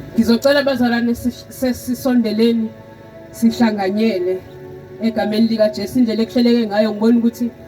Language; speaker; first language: Zulu; native; Zulu